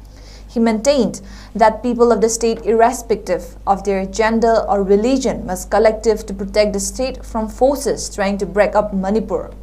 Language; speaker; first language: English; non-native, local second language; Manipuri